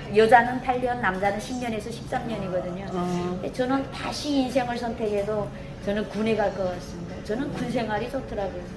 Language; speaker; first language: Korean; native; Korean